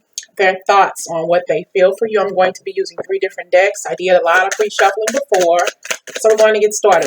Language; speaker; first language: English; native; English